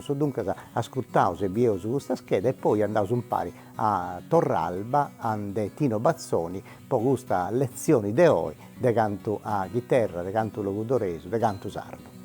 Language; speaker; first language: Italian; non-native, local second language; Sardinian